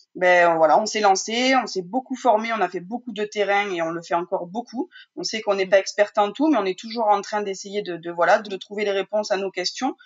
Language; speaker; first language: French; native; French